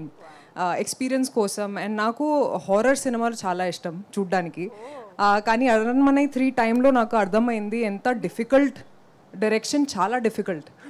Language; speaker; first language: Telugu; non-native, fluent; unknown